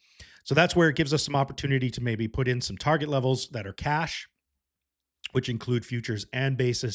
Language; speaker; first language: English; native; English